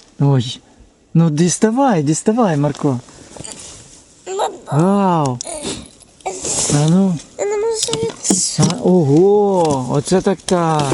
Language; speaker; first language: Ukrainian; native; Ukrainian